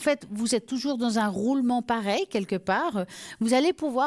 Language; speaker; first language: French; native; French